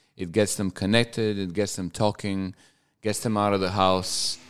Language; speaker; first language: English; non-native, fluent; Bulgarian